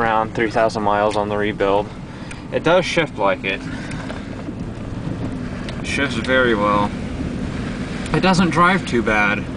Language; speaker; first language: English; native; English